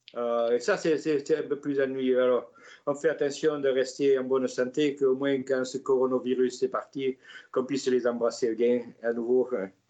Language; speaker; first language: French; native; French